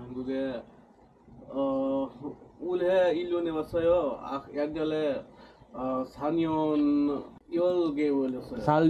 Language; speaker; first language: Korean; non-native, learner; Bangla